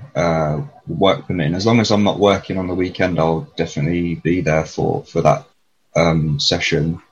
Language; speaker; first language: English; native; English